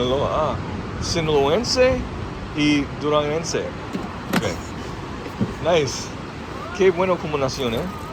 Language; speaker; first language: Spanish; non-native, fluent; English